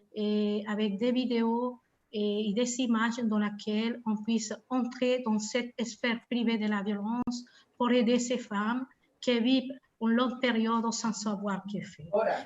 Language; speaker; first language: French; non-native, fluent; Spanish